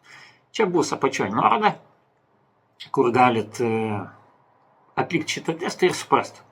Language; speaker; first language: Lithuanian; non-native, local second language; Russian